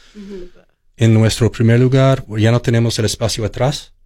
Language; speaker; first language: Spanish; non-native, fluent; English